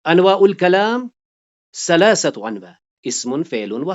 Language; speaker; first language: Arabic; non-native, fluent; Urdu